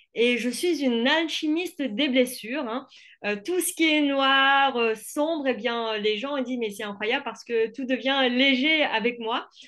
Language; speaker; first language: French; non-native, fluent; Vietnamese